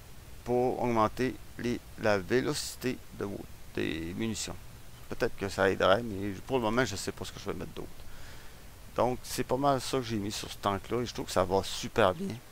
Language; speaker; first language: French; native; French